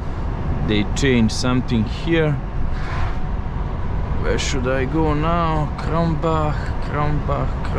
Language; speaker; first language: English; non-native, fluent; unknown